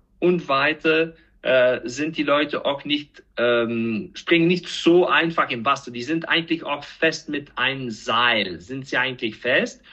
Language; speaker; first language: German; non-native, fluent; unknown